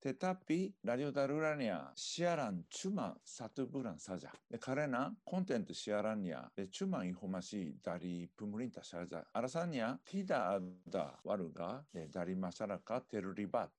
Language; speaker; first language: Indonesian; non-native, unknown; Japanese